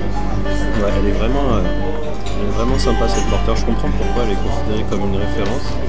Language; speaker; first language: French; native; French